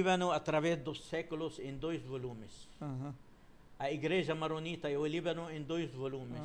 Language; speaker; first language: Portuguese; non-native, fluent; Arabic